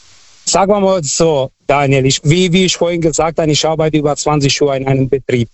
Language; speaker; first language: German; non-native, fluent; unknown